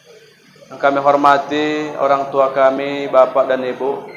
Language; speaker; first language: Indonesian; native; Indonesian